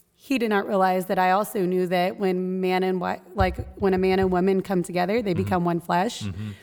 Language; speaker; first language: English; native; English